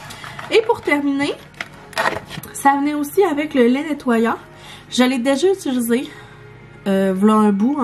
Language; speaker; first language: French; native; French